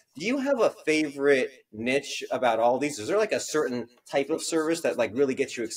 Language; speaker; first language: English; native; English